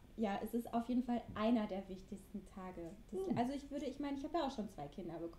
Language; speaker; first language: German; native; German